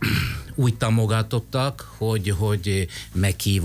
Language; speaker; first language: Hungarian; non-native, fluent; Italian